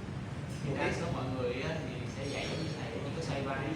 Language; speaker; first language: Vietnamese; native; Vietnamese